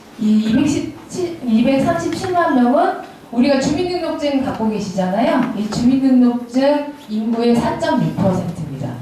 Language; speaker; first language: Korean; native; Korean